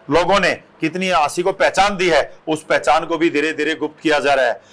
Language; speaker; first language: Hindi; native; Hindi